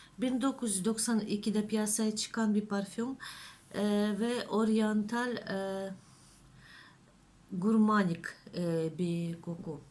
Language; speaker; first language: Turkish; non-native, learner; Russian